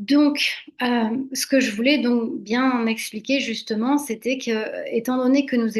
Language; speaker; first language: French; native; French